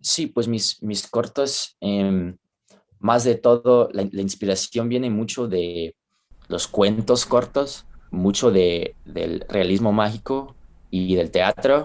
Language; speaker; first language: Spanish; early bilingual, heritage; Spanish